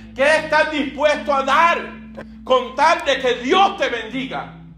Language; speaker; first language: Spanish; early bilingual, heritage; Spanish